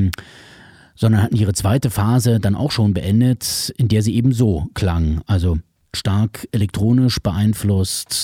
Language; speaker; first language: German; native; German